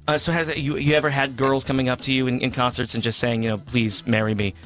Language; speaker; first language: English; native; English